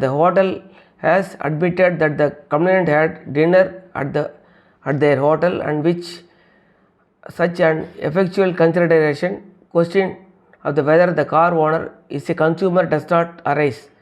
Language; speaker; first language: English; non-native, local second language; Tamil